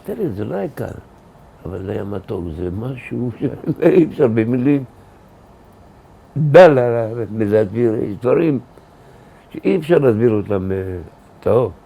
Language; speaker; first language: Hebrew; early bilingual, other home language; Arabic